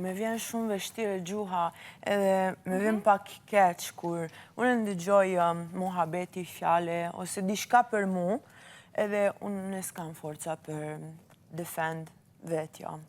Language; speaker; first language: Albanian; non-native, learner; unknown